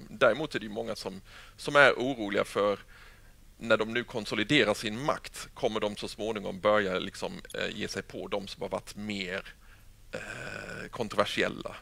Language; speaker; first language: Swedish; native; Swedish